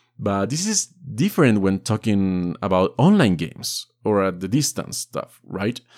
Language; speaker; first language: English; non-native, fluent; Spanish